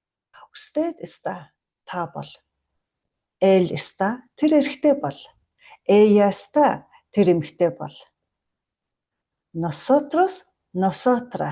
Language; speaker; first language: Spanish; non-native, fluent; Mongolian